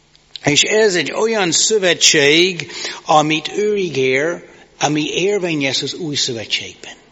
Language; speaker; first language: Hungarian; non-native, fluent; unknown